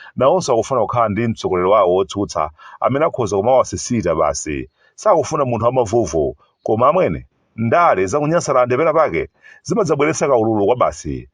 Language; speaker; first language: Nyanja; native; Nyanja